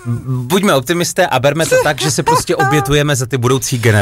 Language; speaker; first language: Czech; native; Czech